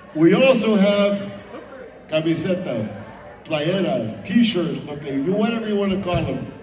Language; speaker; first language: English; early bilingual, other home language; Spanish